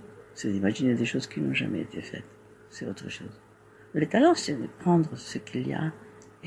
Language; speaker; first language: French; non-native, fluent; Spanish